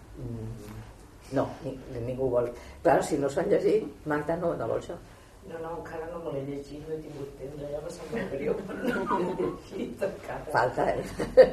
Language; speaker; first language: Catalan; non-native, local second language; Spanish